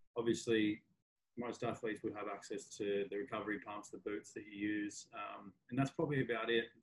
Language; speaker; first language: English; native; English